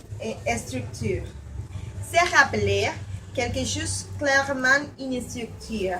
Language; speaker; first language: French; non-native, learner; Spanish